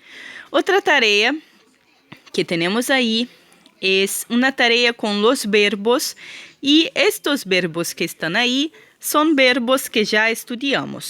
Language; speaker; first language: Spanish; non-native, fluent; Portuguese